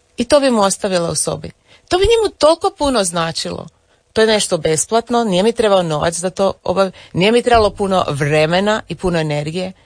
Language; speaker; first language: Croatian; early bilingual, heritage; English